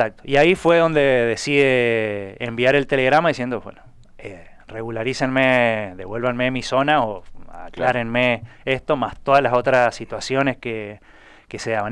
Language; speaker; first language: Spanish; native; Spanish